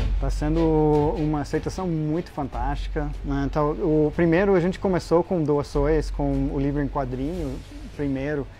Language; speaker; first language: Portuguese; non-native, fluent; English